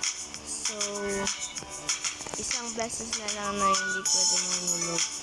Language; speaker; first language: Filipino; native; Filipino